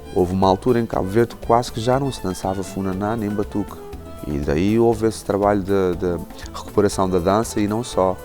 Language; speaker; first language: Portuguese; non-native, local second language; Kabuverdianu